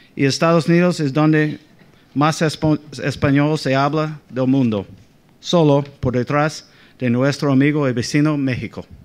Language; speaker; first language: Spanish; non-native, fluent; English